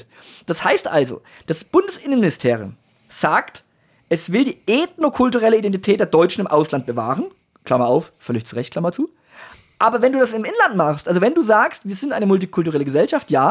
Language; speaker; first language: German; native; German